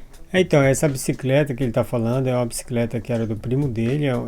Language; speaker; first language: Portuguese; native; Portuguese